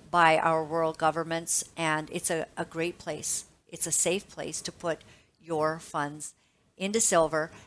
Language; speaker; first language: English; native; English